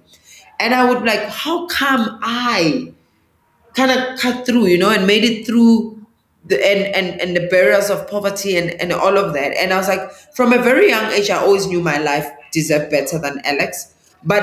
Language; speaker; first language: English; non-native, local second language; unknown